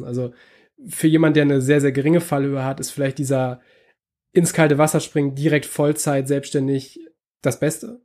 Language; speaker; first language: German; native; German